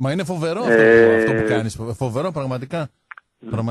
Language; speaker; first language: Greek; native; Greek